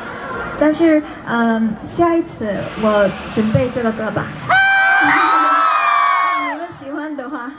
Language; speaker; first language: Chinese; non-native, learner; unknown